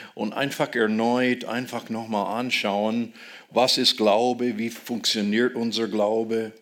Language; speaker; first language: German; non-native, fluent; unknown